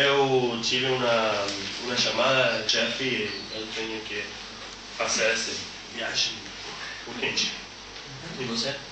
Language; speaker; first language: Portuguese; non-native, learner; Spanish